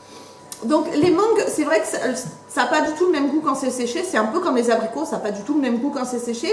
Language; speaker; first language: French; native; French